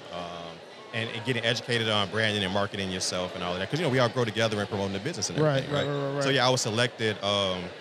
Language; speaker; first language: English; native; English